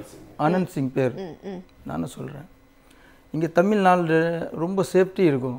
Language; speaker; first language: Tamil; non-native, local second language; Hindi